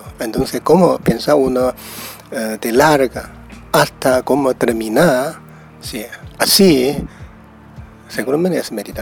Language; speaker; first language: Spanish; non-native, learner; Chinese